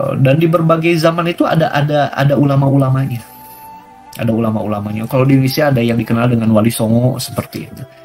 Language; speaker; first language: Indonesian; non-native, local second language; Sundanese